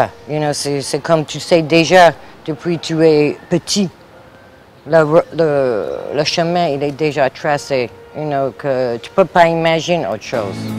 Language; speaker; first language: French; non-native, fluent; English